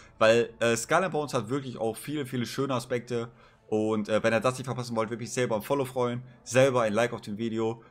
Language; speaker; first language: German; native; German